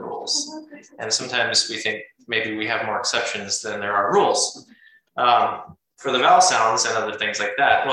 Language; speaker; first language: English; native; English